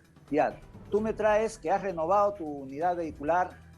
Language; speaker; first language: Spanish; native; Spanish